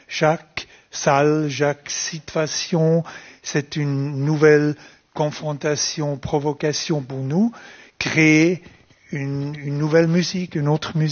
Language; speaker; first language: French; non-native, fluent; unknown